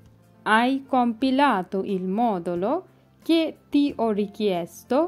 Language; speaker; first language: Italian; non-native, fluent; Bangla